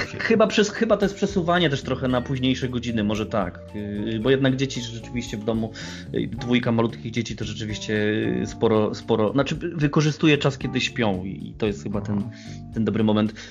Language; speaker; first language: Polish; native; Polish